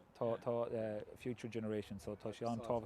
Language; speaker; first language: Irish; non-native, local second language; English